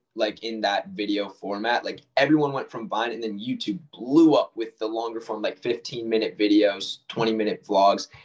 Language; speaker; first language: English; native; English